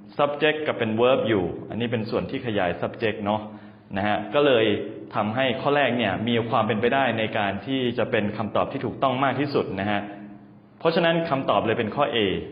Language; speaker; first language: Thai; native; Thai